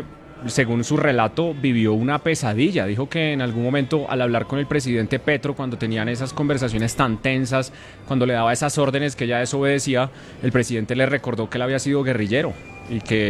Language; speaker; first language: Spanish; native; Spanish